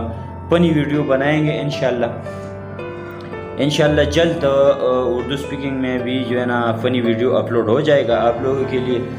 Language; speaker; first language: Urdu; non-native, local second language; Pashto